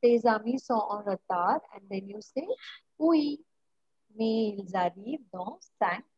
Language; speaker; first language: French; non-native, fluent; Marathi